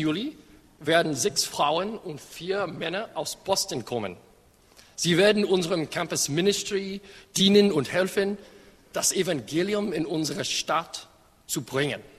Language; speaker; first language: German; non-native, fluent; English